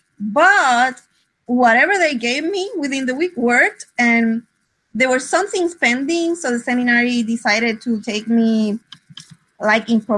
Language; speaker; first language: English; non-native, fluent; Spanish